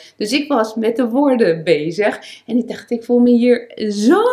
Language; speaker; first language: Dutch; non-native, fluent; Portuguese